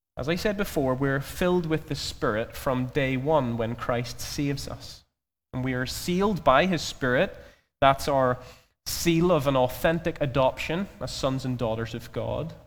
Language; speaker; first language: English; native; English